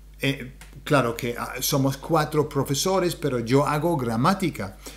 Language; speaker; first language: Spanish; non-native, fluent; English